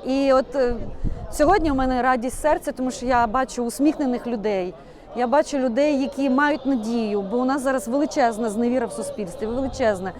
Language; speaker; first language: Ukrainian; native; Ukrainian